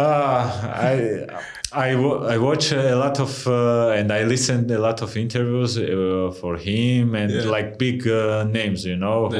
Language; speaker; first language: English; non-native, fluent; Georgian